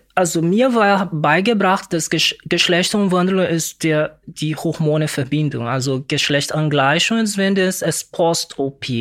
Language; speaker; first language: German; non-native, learner; Portuguese